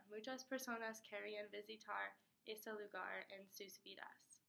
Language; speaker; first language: Spanish; non-native, learner; English